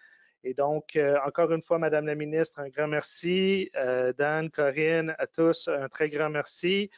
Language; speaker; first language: French; native; French